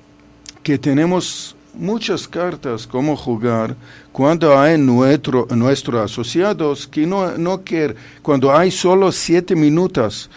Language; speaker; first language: Spanish; non-native, fluent; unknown